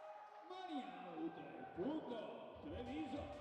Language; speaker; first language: Italian; native; Italian